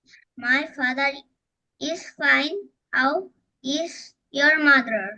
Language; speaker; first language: English; non-native, learner; Bangla